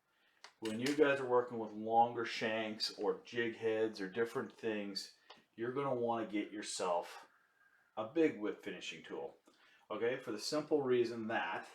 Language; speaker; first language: English; native; English